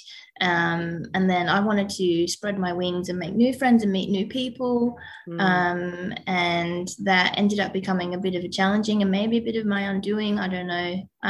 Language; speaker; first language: English; native; English